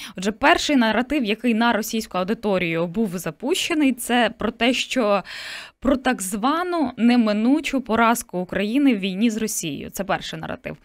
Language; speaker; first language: Ukrainian; native; Ukrainian